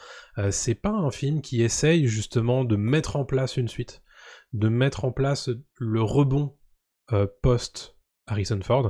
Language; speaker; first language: French; native; French